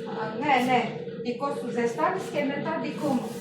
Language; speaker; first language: Greek; non-native, fluent; Armenian